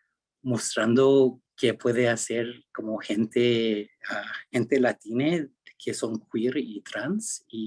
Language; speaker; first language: Spanish; early bilingual, heritage; Spanish